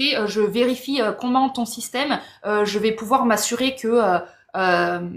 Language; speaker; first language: French; native; French